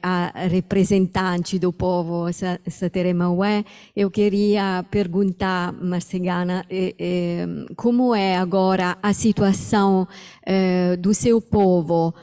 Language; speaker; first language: Portuguese; non-native, fluent; Italian